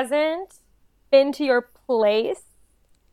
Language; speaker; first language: English; native; English